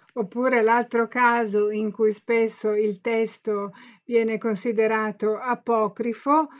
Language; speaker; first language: Italian; native; Italian